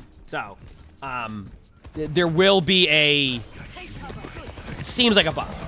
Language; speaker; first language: English; native; English